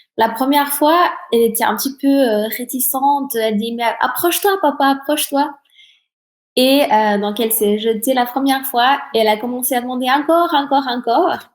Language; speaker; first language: French; early bilingual, other home language; Portuguese